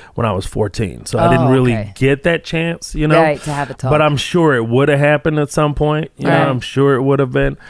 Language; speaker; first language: English; early bilingual, other home language; Arabic